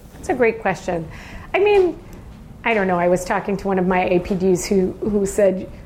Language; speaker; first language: English; native; English